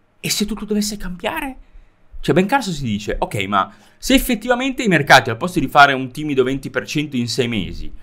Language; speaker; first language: Italian; native; Italian